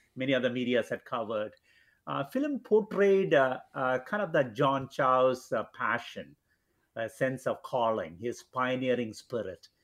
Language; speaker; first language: English; non-native, local second language; Malayalam